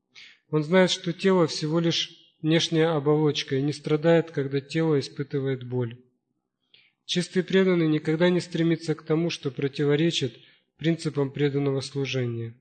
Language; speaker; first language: Russian; native; Russian